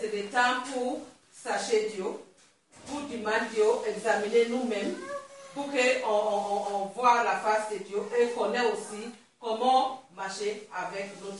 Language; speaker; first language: French; non-native, learner; Swahili